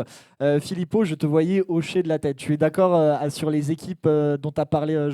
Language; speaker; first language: French; native; French